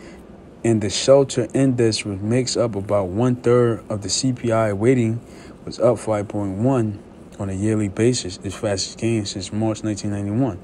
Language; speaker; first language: English; native; English